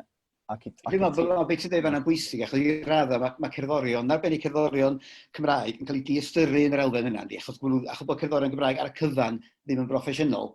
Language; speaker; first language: Welsh; native; Welsh